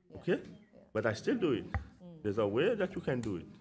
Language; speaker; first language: English; non-native, local second language; Seselwa Creole French